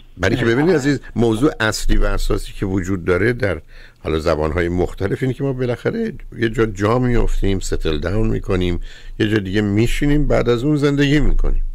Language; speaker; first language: Persian; native; Persian